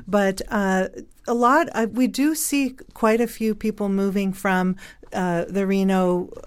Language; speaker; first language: English; native; English